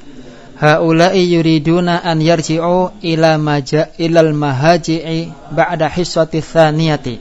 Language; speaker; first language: Arabic; non-native, fluent; Indonesian